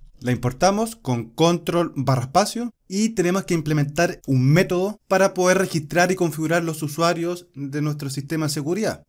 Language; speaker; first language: Spanish; native; Spanish